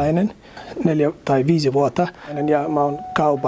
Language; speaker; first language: Finnish; non-native, learner; Somali